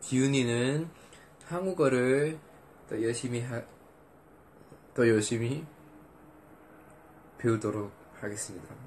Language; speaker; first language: Korean; non-native, learner; Indonesian